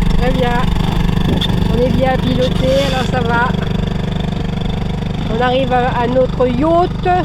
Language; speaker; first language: French; native; French